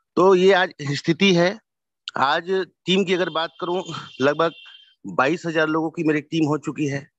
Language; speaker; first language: Hindi; native; Hindi